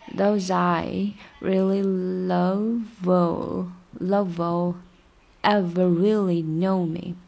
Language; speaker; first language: English; non-native, fluent; Chinese